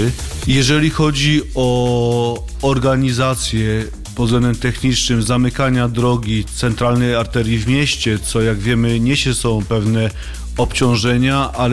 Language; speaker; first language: Polish; native; Polish